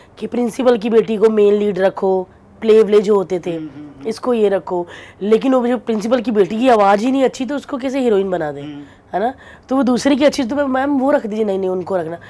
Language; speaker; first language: Hindi; non-native, local second language; Punjabi